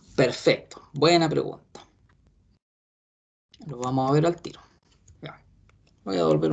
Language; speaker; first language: Spanish; native; Spanish